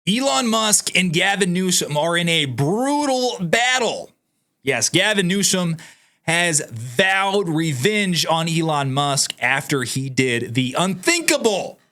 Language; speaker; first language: English; native; English